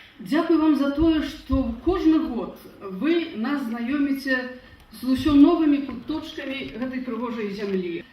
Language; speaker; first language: Belarusian; native; Belarusian